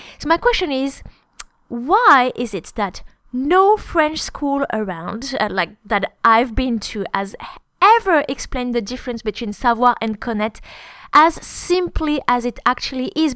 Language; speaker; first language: English; non-native, fluent; French